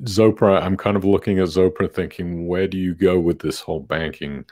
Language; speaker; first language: English; native; English